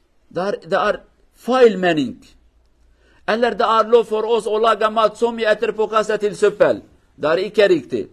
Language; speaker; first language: Norwegian; non-native, learner; Kurdish